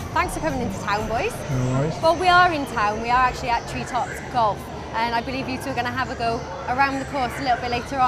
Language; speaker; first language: English; native; English